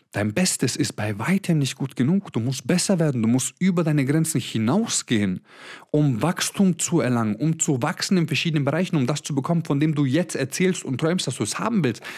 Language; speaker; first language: German; early bilingual, other home language; Croatian